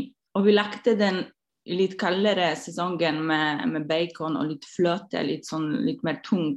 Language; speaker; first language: Norwegian; non-native, fluent; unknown